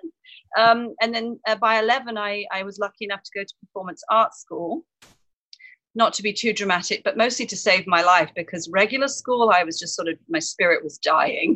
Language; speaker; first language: English; native; English